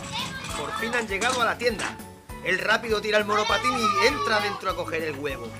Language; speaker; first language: Spanish; native; Spanish